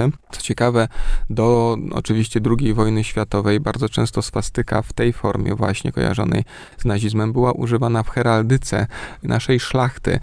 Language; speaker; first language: Polish; native; Polish